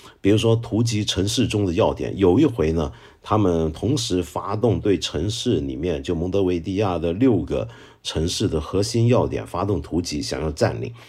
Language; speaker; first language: Chinese; non-native, local second language; Cantonese